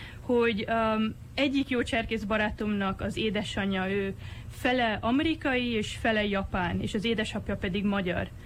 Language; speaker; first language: Hungarian; early bilingual, heritage; Hungarian